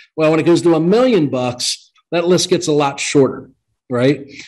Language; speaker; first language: English; native; English